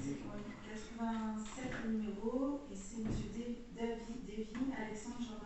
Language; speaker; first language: French; native; French